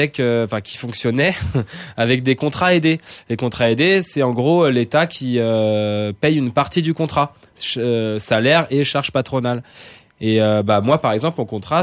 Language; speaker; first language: French; native; French